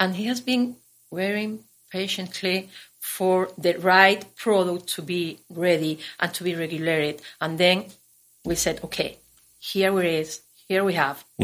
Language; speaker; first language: English; non-native, fluent; Spanish